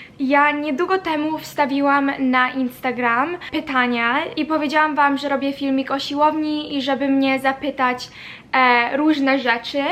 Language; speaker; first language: Polish; early bilingual, heritage; Polish